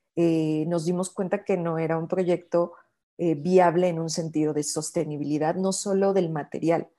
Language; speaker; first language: Spanish; native; Spanish